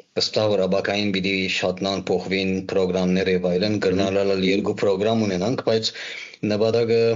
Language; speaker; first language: Armenian; early bilingual, heritage; Armenian